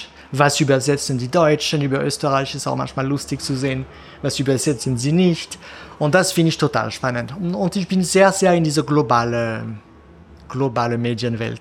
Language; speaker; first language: German; non-native, fluent; French